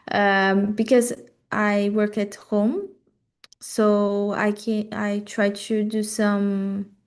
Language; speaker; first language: English; non-native, learner; Portuguese